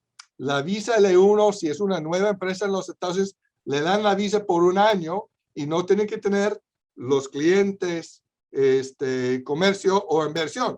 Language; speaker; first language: Spanish; non-native, fluent; English